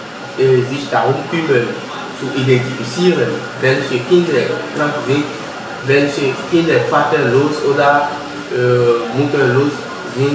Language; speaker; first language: German; non-native, fluent; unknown